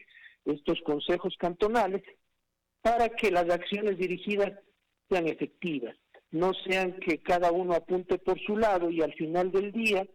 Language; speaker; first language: Spanish; native; Spanish